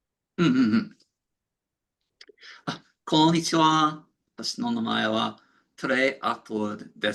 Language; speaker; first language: Japanese; non-native, learner; English